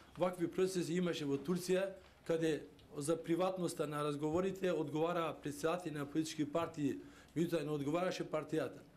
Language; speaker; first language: Macedonian; non-native, local second language; Turkish